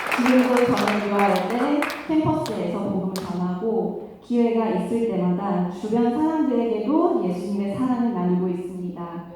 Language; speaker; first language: Korean; non-native, fluent; Cantonese